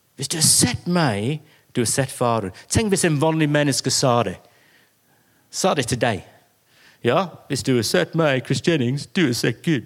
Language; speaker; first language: Norwegian; non-native, fluent; English